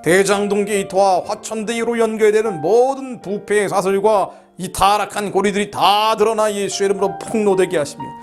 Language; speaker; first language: Korean; native; Korean